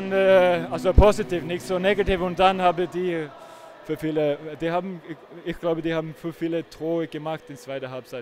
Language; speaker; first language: German; non-native, learner; Icelandic